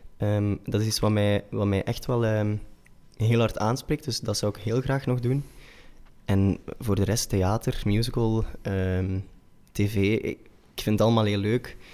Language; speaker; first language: Dutch; native; Dutch